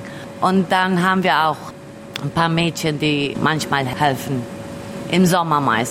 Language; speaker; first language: German; early bilingual, other home language; Albanian